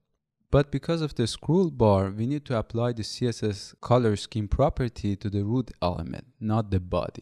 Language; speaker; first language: English; non-native, fluent; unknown